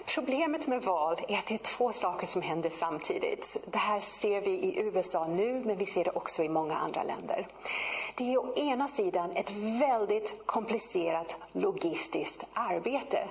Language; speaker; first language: Swedish; non-native, fluent; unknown